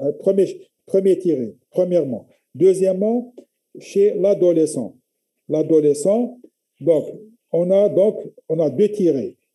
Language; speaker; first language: French; non-native, local second language; Arabic